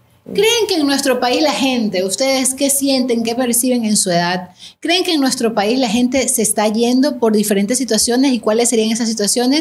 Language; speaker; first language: Spanish; native; Spanish